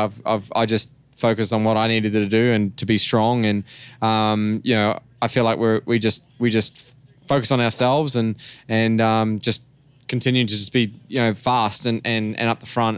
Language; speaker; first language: English; native; English